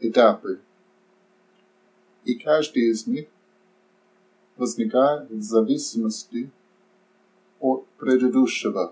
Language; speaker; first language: Russian; non-native, fluent; English